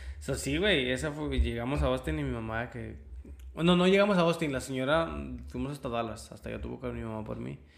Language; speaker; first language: Spanish; early bilingual, other home language; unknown